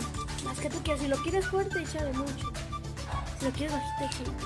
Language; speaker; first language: Spanish; native; Spanish